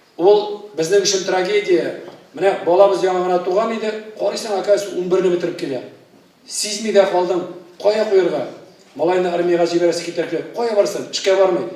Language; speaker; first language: Tatar; native; Tatar